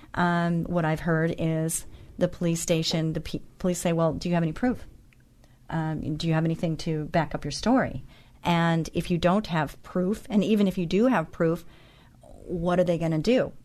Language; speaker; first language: English; native; English